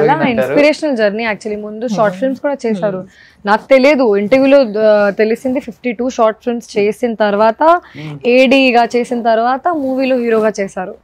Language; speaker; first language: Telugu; non-native, fluent; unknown